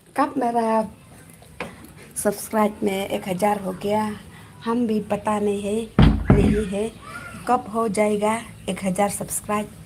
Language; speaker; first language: Hindi; non-native, learner; Khasi